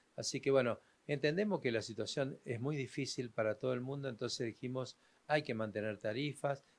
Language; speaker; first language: Spanish; native; Spanish